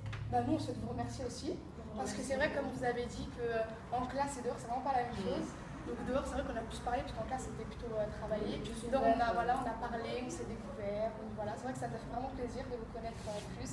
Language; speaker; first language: French; native; French